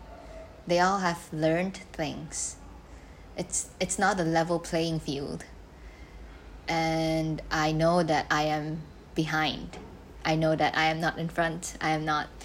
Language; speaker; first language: English; non-native, local second language; Chinese